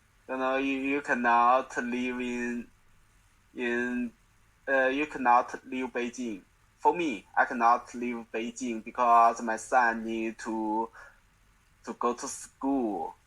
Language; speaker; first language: English; non-native, learner; Chinese